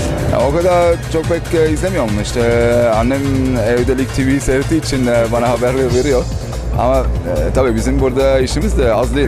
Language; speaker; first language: Turkish; early bilingual, heritage; Turkish